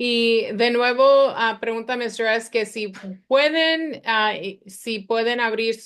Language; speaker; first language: Spanish; early bilingual, other home language; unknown